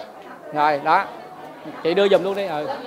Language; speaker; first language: Vietnamese; native; Vietnamese